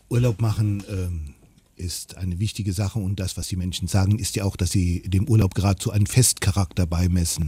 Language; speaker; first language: German; native; German